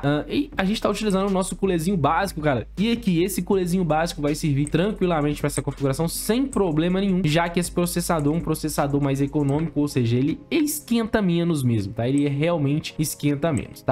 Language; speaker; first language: Portuguese; native; Portuguese